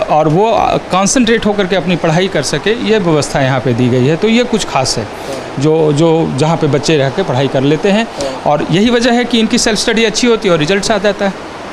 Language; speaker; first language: Hindi; native; Hindi